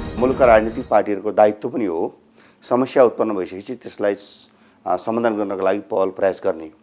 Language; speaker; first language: Nepali; native; Nepali